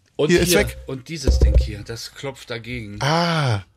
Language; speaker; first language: German; early bilingual, other home language; Turkish